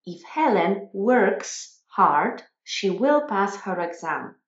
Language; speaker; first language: English; non-native, fluent; Polish